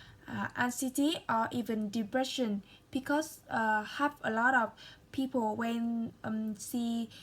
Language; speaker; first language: English; non-native, learner; Vietnamese